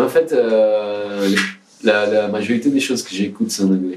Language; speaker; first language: French; non-native, learner; Portuguese